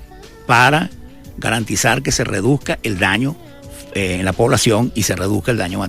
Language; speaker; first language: Spanish; native; Spanish